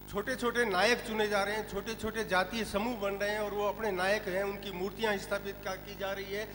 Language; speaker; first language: Hindi; non-native, local second language; Rajasthani